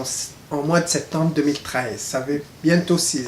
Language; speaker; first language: French; non-native, local second language; Arabic